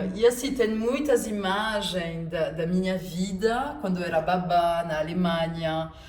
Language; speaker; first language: Portuguese; non-native, fluent; French